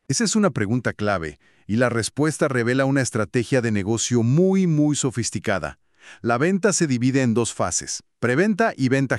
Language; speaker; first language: Spanish; native; Spanish